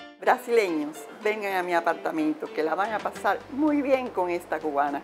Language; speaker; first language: Portuguese; non-native, learner; Spanish